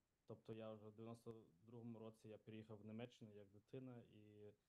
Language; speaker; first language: Ukrainian; non-native, local second language; Russian